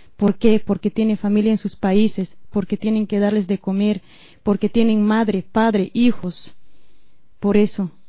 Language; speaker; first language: Spanish; native; Spanish